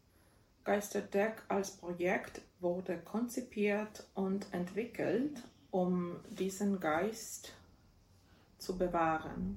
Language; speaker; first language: German; non-native, fluent; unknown